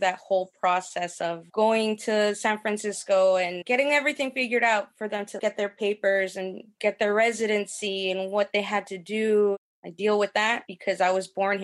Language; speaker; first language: English; early bilingual, other home language; Spanish